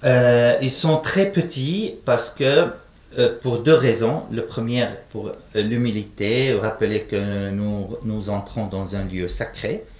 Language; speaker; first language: French; non-native, fluent; Arabic